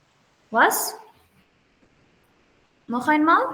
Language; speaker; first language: German; non-native, fluent; Urdu